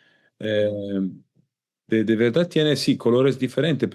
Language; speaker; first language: Spanish; non-native, learner; Italian